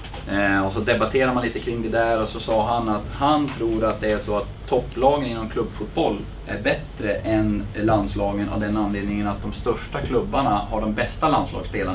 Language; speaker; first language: Swedish; native; Swedish